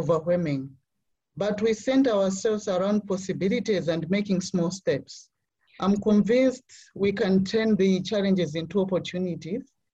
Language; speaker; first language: English; non-native, local second language; Nyanja